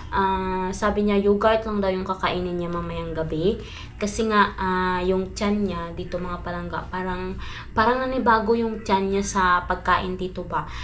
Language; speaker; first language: Filipino; non-native, local second language; Hiligaynon